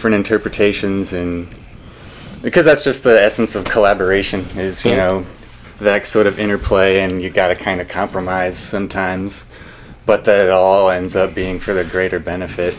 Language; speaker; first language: English; native; English